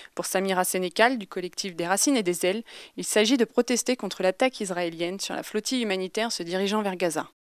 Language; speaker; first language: French; native; French